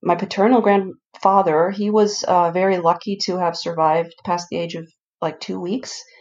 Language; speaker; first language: English; early bilingual, other home language; Icelandic